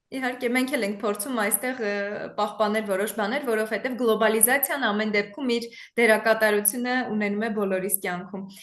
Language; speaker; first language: Armenian; native; Armenian